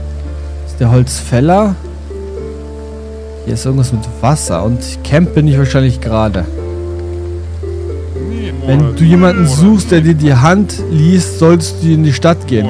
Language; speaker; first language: German; native; German